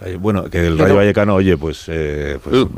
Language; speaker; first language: Spanish; native; Spanish